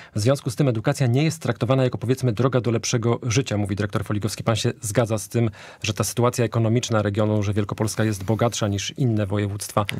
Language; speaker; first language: Polish; native; Polish